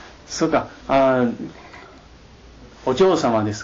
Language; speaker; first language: Japanese; non-native, learner; Chinese